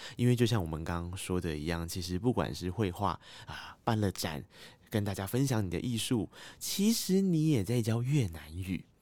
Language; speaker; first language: Chinese; native; Chinese